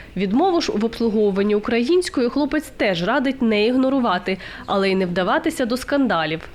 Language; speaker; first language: Ukrainian; native; Ukrainian